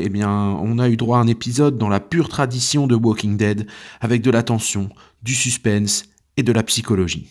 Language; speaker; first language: French; native; French